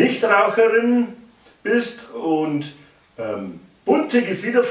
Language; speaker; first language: German; native; German